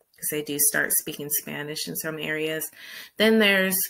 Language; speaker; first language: English; native; English